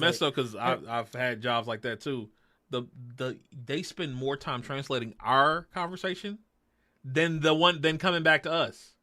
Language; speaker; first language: English; native; English